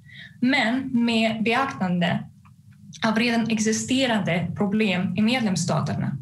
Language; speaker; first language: Swedish; non-native, fluent; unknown